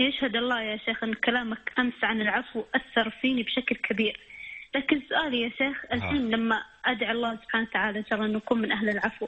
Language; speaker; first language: Arabic; native; Arabic